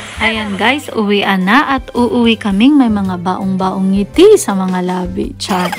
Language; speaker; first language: Filipino; non-native, local second language; Cebuano